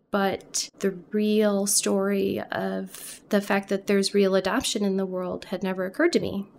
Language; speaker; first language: English; non-native, local second language; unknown